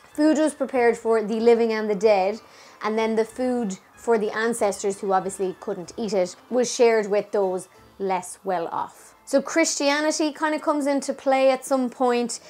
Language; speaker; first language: English; native; English